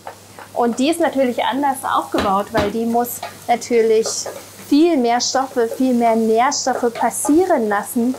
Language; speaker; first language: German; native; German